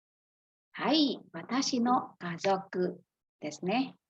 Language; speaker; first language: Japanese; non-native, fluent; Indonesian